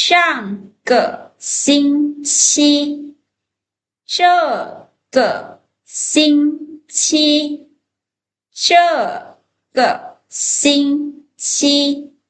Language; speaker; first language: Chinese; non-native, fluent; Lao